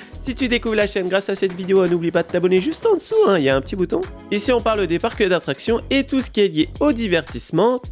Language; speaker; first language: French; native; French